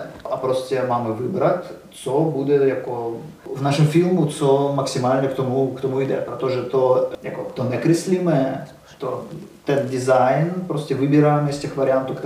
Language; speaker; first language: Czech; non-native, learner; Russian